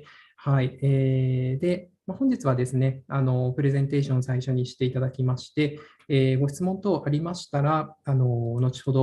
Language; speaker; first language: Japanese; native; Japanese